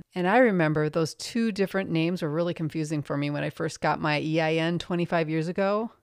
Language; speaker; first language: English; native; English